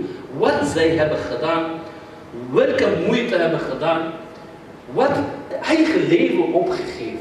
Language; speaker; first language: Dutch; non-native, fluent; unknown